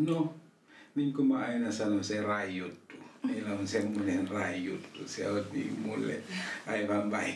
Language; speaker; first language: Finnish; non-native, local second language; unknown